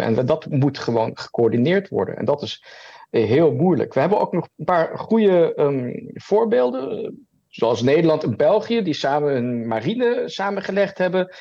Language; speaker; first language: Dutch; early bilingual, heritage; German